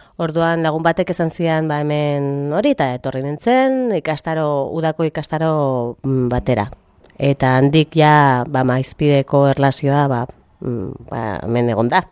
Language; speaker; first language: Basque; non-native, local second language; Spanish